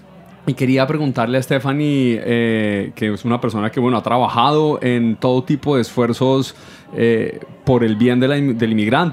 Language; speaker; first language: Spanish; native; Spanish